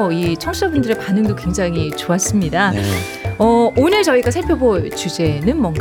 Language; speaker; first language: Korean; native; Korean